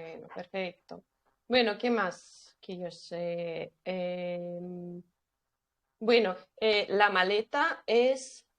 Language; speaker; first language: Spanish; non-native, fluent; Russian